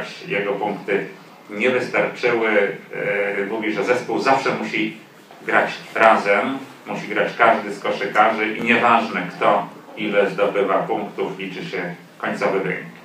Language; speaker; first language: Polish; native; Polish